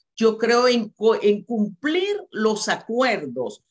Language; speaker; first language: Spanish; native; Spanish